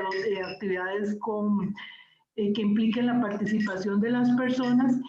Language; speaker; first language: Spanish; native; Spanish